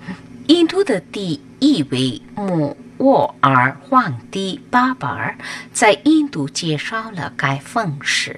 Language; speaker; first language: Chinese; non-native, fluent; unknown